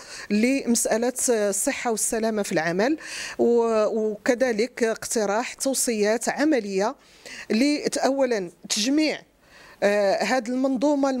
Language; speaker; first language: Arabic; native; Arabic